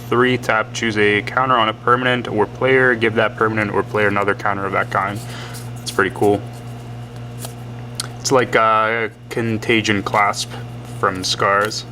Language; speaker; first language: English; native; English